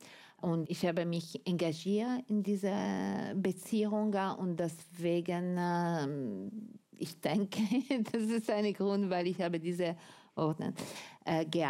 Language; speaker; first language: German; non-native, fluent; Italian